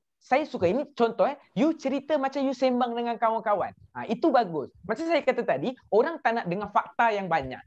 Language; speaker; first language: Malay; native; Malay